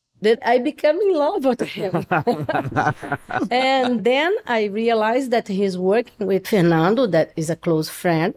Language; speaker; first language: English; non-native, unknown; Portuguese